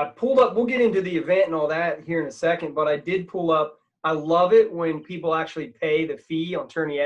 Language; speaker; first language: English; native; English